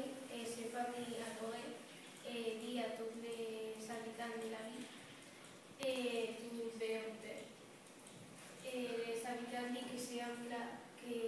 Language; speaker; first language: French; non-native, learner; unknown